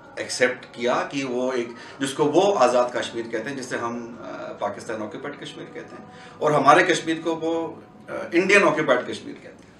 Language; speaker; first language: Hindi; native; Hindi